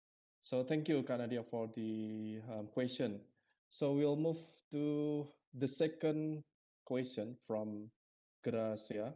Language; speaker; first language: English; non-native, fluent; Indonesian